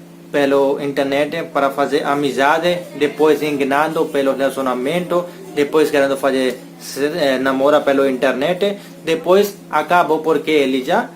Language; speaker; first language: Portuguese; non-native, learner; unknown